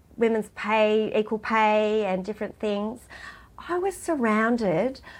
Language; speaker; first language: English; native; English